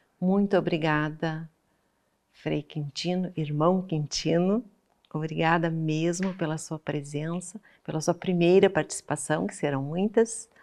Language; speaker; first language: Portuguese; native; Portuguese